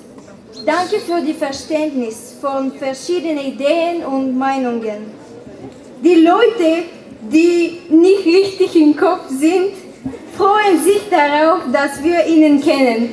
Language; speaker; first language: German; non-native, learner; Bulgarian